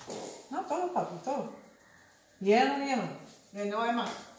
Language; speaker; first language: Spanish; non-native, learner; English